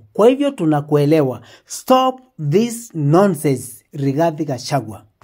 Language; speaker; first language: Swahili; non-native, local second language; Meru